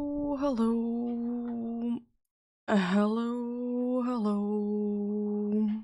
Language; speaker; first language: English; non-native, fluent; Finnish